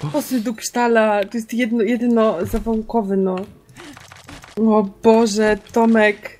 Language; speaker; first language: Polish; native; Polish